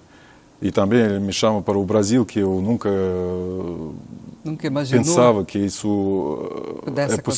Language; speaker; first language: Portuguese; non-native, fluent; Russian